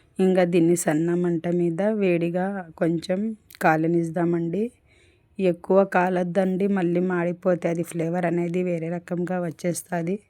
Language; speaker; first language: Telugu; non-native, local second language; Urdu